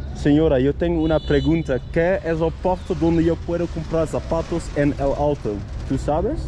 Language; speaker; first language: Spanish; non-native, learner; Dutch